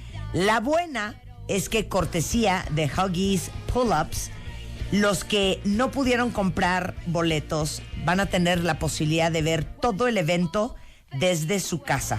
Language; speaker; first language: Spanish; native; Spanish